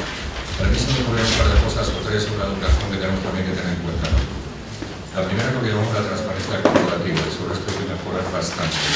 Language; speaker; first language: Spanish; native; Spanish